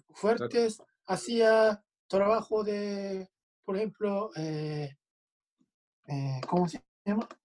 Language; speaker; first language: Spanish; non-native, fluent; Japanese